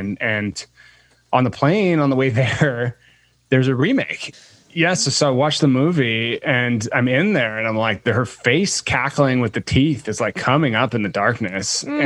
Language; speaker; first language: English; native; English